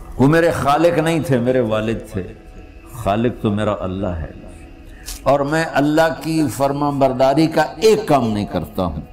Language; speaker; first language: Urdu; non-native, local second language; Punjabi